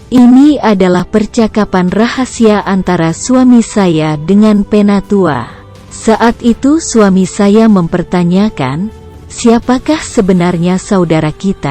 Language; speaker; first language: Indonesian; native; Indonesian